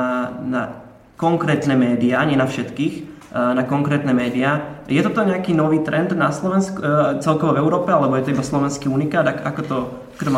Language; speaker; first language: Slovak; native; Slovak